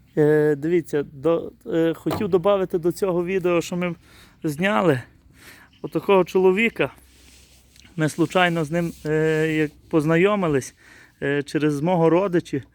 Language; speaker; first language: Ukrainian; native; Ukrainian